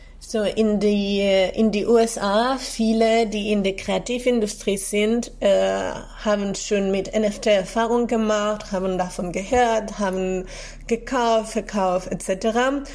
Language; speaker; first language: German; non-native, fluent; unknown